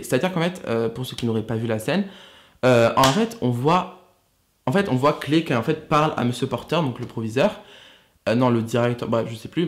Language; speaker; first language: French; native; French